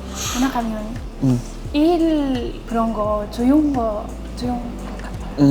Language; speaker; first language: Korean; non-native, learner; Spanish